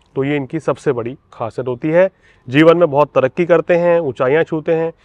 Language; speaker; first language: Hindi; native; Hindi